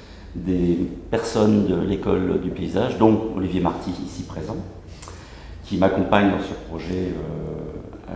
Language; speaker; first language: French; native; French